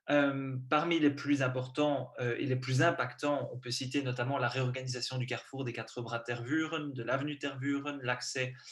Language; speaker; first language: French; native; French